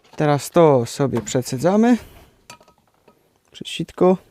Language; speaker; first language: Polish; native; Polish